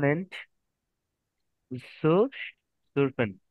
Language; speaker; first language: German; non-native, learner; Bangla